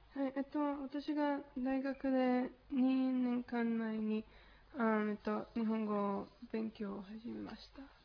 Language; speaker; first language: Japanese; non-native, learner; Spanish